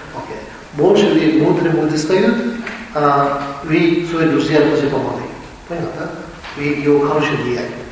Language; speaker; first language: Russian; non-native, learner; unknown